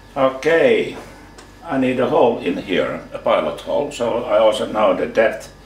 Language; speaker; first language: English; non-native, fluent; Finnish